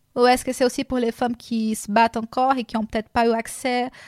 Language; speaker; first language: French; non-native, fluent; Portuguese